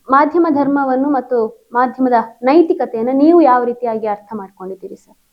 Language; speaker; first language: Kannada; native; Kannada